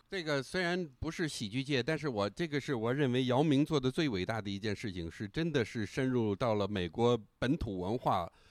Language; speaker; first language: Chinese; non-native, fluent; English